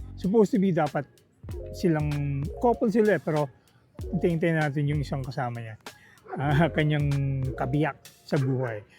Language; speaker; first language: Filipino; native; Filipino